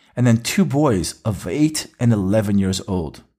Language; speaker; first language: English; early bilingual, other home language; Hebrew